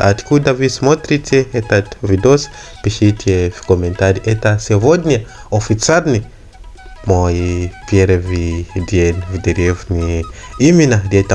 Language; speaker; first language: Russian; non-native, learner; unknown